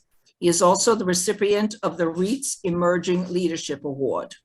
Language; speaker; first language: English; native; English